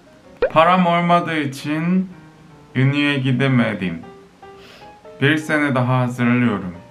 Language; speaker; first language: Turkish; non-native, fluent; Korean